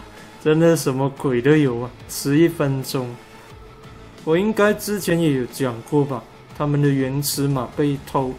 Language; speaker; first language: Chinese; native; Chinese